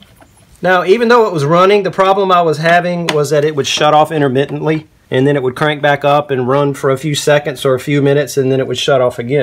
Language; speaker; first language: English; native; English